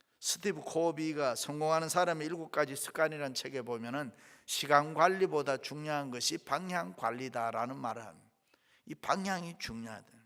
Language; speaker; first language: Korean; native; Korean